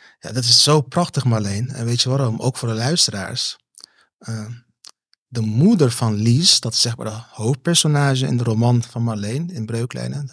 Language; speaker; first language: Dutch; early bilingual, other home language; Turkish